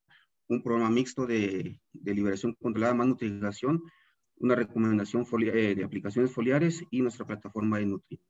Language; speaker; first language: Spanish; native; Spanish